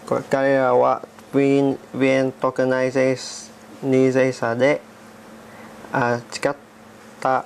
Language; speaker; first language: Japanese; non-native, learner; Vietnamese